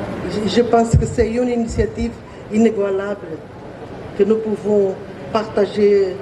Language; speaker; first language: French; non-native, learner; Portuguese